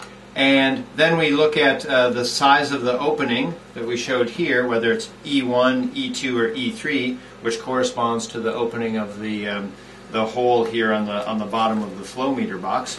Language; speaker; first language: English; native; English